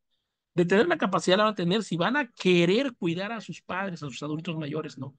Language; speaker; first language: Spanish; native; Spanish